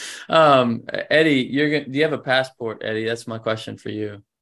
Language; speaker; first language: English; native; English